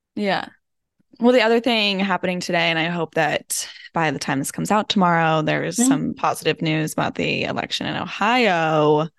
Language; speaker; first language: English; native; English